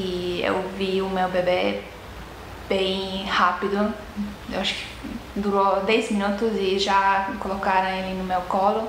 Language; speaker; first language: Portuguese; non-native, fluent; Estonian